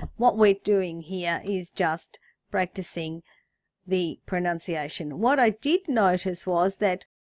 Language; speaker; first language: English; native; English